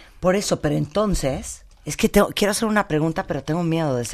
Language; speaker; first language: Spanish; native; Spanish